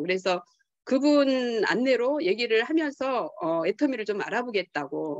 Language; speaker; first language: Korean; native; Korean